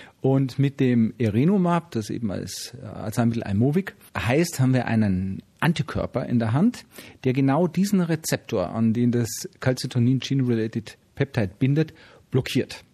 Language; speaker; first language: German; native; German